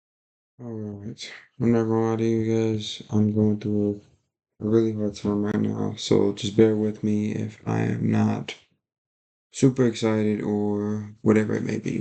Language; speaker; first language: English; native; English